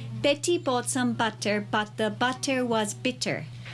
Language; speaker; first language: English; native; English